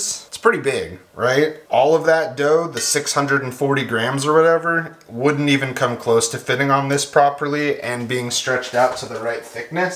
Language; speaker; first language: English; native; English